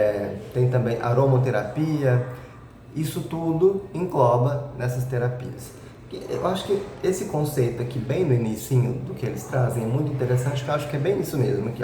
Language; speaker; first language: Portuguese; native; Portuguese